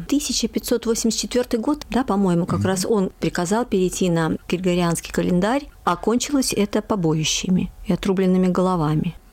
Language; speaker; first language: Russian; native; Russian